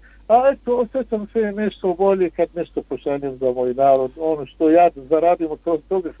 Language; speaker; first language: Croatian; non-native, fluent; Arabic